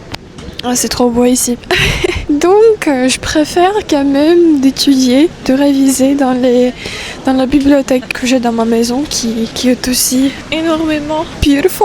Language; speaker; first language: French; non-native, fluent; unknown